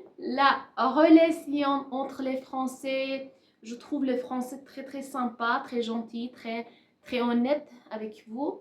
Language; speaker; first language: French; non-native, learner; Persian